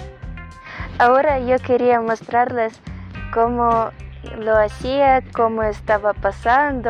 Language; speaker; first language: Spanish; non-native, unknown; Russian